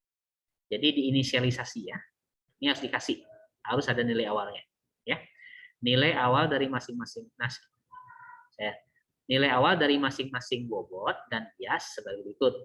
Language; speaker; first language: Indonesian; native; Indonesian